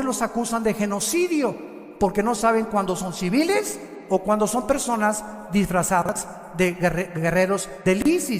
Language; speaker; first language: Spanish; native; Spanish